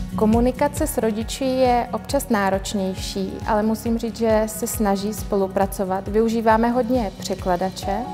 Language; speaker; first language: Czech; native; Czech